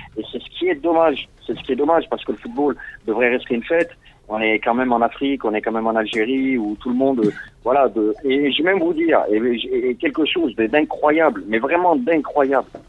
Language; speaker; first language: French; non-native, local second language; Arabic